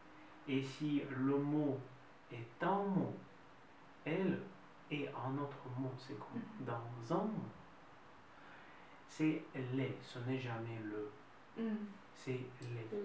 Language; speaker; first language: French; non-native, fluent; Russian